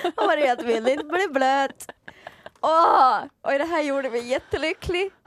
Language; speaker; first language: Swedish; native; Swedish